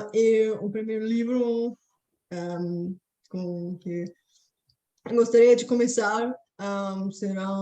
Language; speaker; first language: Portuguese; non-native, fluent; Bulgarian